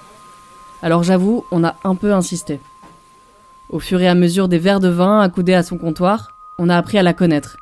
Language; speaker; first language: French; native; French